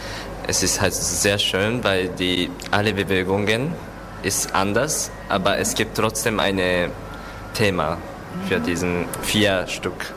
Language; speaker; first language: German; non-native, learner; Japanese